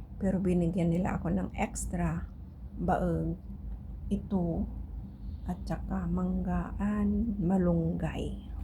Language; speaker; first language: Filipino; non-native, local second language; Iloko